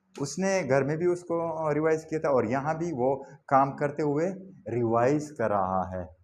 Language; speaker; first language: Urdu; non-native, local second language; Saraiki